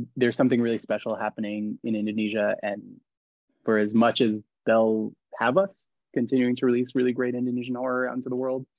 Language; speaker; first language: English; native; English